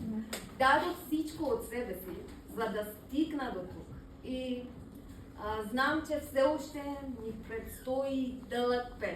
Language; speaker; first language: Bulgarian; non-native, learner; Persian